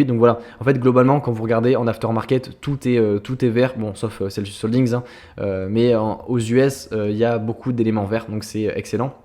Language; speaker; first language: French; native; French